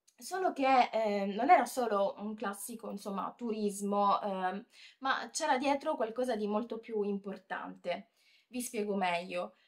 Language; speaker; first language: Italian; native; Italian